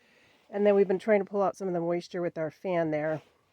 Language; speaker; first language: English; native; English